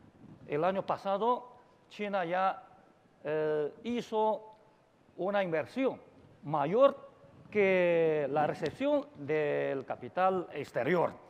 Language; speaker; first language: Spanish; non-native, fluent; Chinese